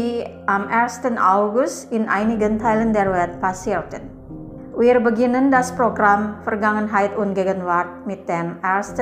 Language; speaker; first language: German; non-native, fluent; Indonesian